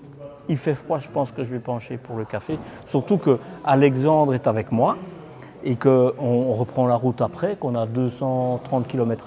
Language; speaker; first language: French; native; French